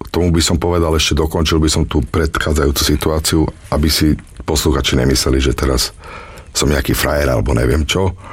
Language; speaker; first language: Slovak; native; Slovak